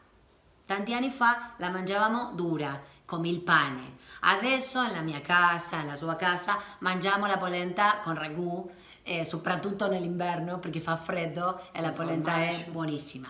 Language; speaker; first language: Italian; non-native, learner; Spanish